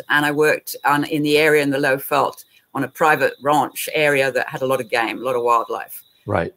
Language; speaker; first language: English; native; English